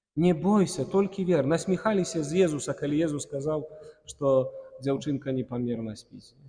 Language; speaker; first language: Belarusian; non-native, local second language; Russian